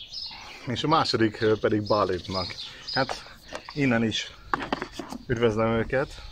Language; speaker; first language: Hungarian; native; Hungarian